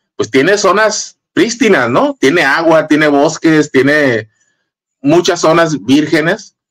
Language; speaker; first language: Spanish; native; Spanish